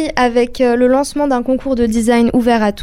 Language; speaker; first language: French; native; French